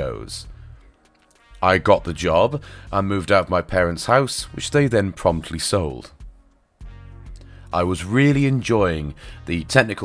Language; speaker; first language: English; native; English